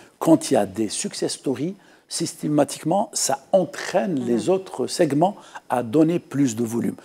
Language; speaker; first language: French; non-native, local second language; Arabic